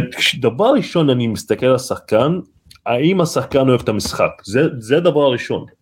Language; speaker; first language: Hebrew; non-native, local second language; Arabic